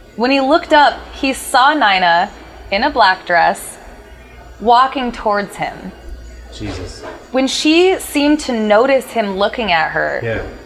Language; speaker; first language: English; native; English